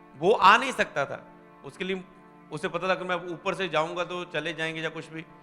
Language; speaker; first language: Hindi; non-native, local second language; Punjabi